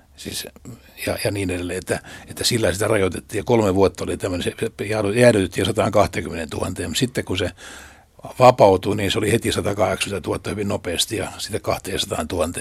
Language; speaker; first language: Finnish; native; Finnish